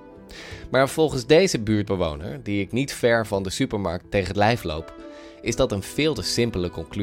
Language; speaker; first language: Dutch; native; Dutch